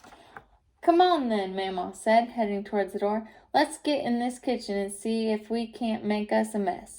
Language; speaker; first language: English; native; English